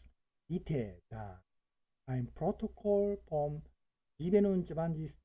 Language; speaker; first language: German; non-native, fluent; Korean